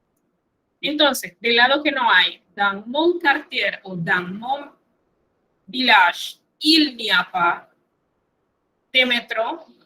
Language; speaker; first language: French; non-native, fluent; Spanish